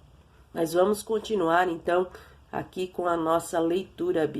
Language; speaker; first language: Portuguese; native; Portuguese